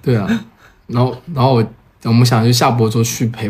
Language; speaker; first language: Chinese; native; Chinese